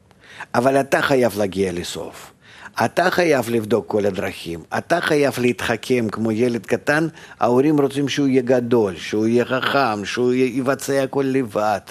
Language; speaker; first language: Hebrew; non-native, fluent; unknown